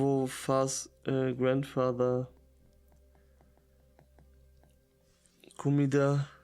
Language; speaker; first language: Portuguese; non-native, learner; German